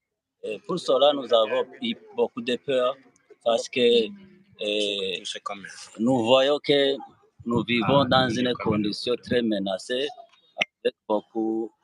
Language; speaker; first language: French; non-native, local second language; Rundi